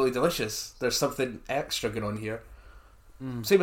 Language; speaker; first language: English; native; English